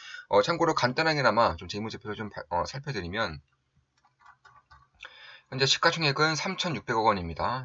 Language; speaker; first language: Korean; native; Korean